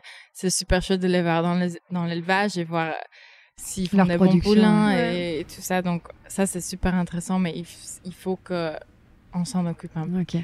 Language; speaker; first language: French; non-native, local second language; Dutch